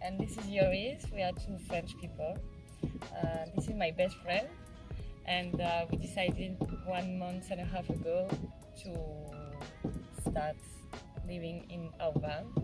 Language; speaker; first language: English; non-native, learner; French